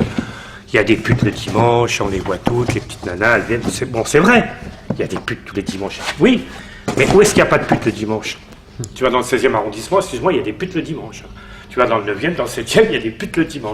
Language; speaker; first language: French; native; French